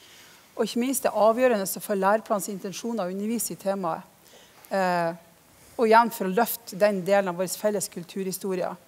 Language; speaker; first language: Norwegian; native; Norwegian